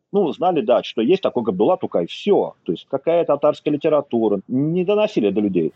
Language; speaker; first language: Russian; native; Russian